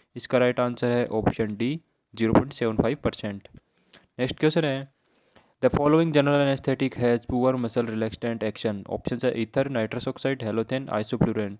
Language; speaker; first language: Hindi; native; Hindi